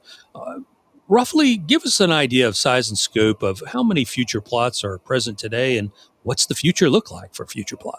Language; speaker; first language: English; native; English